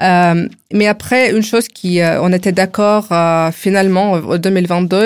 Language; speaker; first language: French; non-native, fluent; Ukrainian